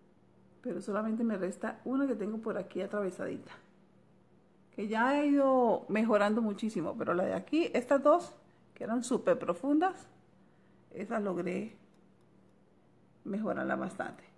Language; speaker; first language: Spanish; native; Spanish